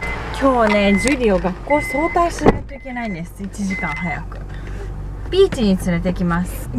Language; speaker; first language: Japanese; native; Japanese